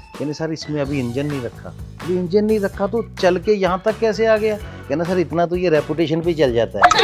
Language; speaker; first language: Hindi; non-native, local second language; Punjabi